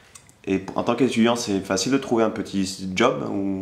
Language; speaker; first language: French; native; French